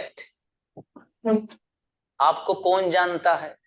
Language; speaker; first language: Hindi; native; Hindi